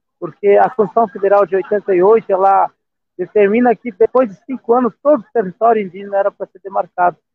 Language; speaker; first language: Portuguese; non-native, local second language; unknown